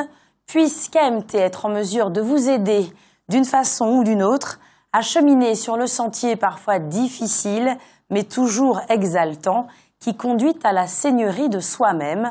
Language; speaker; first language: French; native; French